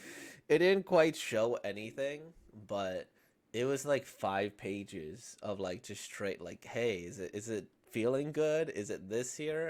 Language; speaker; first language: English; native; English